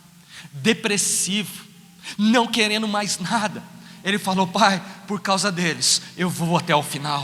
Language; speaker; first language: Portuguese; native; Portuguese